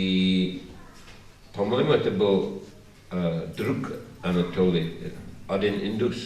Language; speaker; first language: Russian; non-native, fluent; English